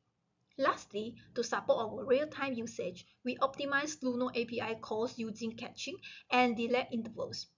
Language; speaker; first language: English; non-native, local second language; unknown